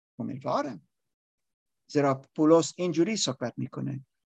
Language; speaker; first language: Persian; non-native, learner; English